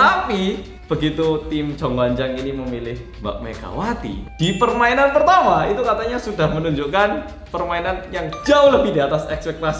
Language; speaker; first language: Indonesian; native; Indonesian